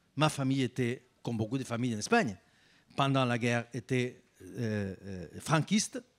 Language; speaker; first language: French; non-native, fluent; Spanish